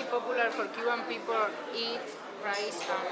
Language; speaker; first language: English; non-native, learner; Spanish